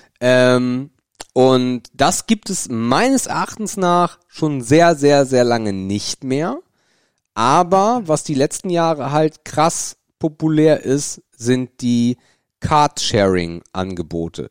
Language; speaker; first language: German; native; German